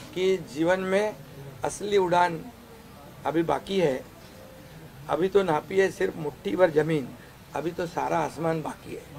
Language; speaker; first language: Hindi; non-native, local second language; Marathi